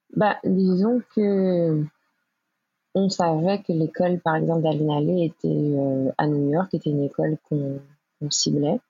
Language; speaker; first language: French; native; French